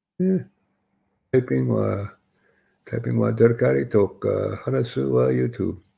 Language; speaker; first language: Japanese; non-native, learner; English